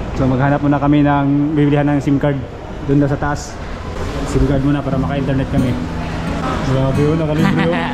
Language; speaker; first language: Filipino; non-native, local second language; Waray